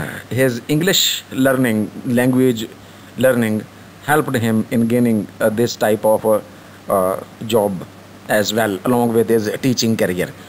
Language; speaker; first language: English; non-native, local second language; Urdu